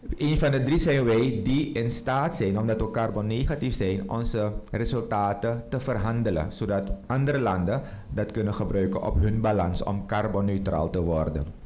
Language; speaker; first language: Dutch; native; Dutch